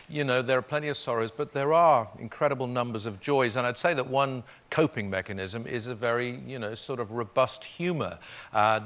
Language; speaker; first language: English; native; English